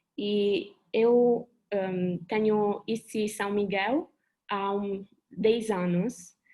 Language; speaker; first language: Portuguese; non-native, fluent; Italian